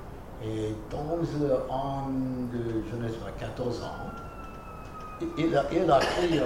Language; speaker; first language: French; non-native, fluent; English